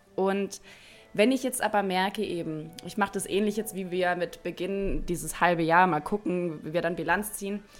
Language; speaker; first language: German; native; German